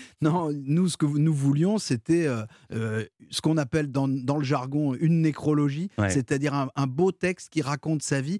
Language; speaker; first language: French; native; French